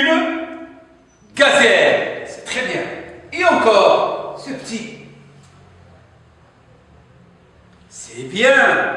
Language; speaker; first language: French; non-native, local second language; Arabic